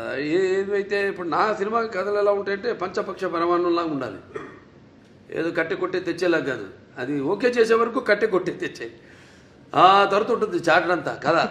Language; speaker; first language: Telugu; native; Telugu